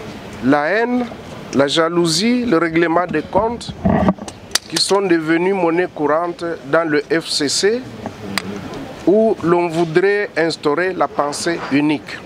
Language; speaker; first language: French; non-native, local second language; Lingala